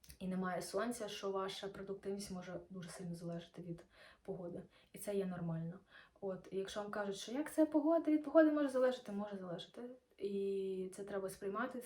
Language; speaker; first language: Ukrainian; non-native, local second language; Russian